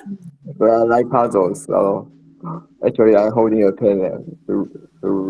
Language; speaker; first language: English; non-native, learner; Chinese